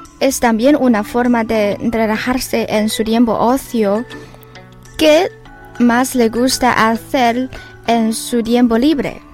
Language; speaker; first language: Spanish; non-native, fluent; Chinese